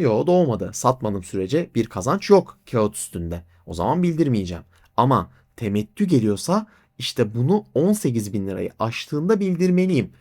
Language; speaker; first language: Turkish; native; Turkish